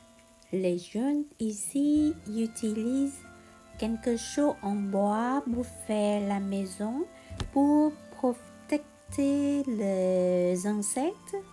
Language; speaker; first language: French; non-native, learner; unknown